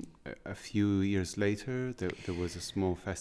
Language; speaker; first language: English; non-native, fluent; Italian